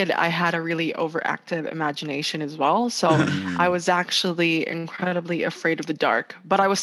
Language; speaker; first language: English; non-native, local second language; Hiligaynon